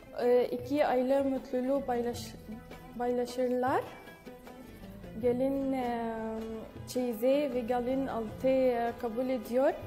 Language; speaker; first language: Turkish; non-native, learner; Arabic